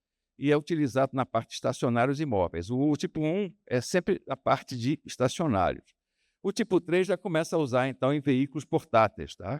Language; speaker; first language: Portuguese; native; Portuguese